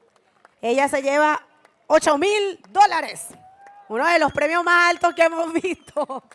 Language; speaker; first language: Spanish; native; Spanish